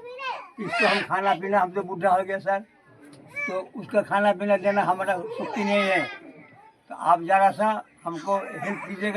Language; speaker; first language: Hindi; non-native, local second language; Bangla